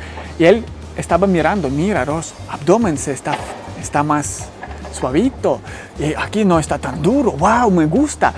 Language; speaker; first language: Spanish; non-native, fluent; Ukrainian